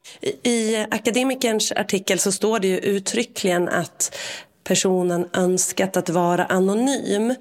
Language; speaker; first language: Swedish; native; Swedish